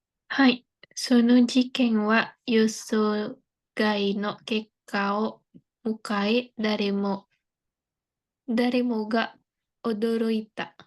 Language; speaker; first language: Japanese; non-native, learner; Indonesian